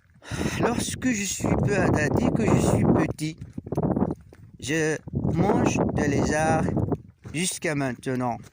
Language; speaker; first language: French; non-native, learner; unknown